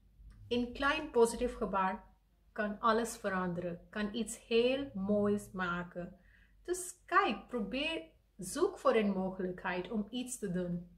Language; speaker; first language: Dutch; non-native, fluent; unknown